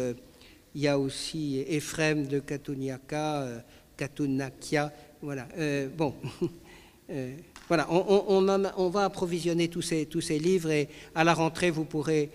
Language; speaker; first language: French; native; French